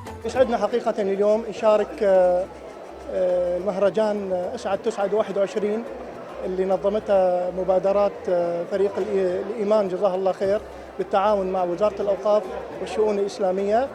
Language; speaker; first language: Arabic; native; Arabic